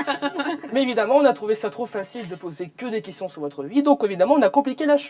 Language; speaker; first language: French; native; French